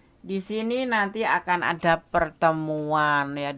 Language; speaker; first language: Indonesian; native; Indonesian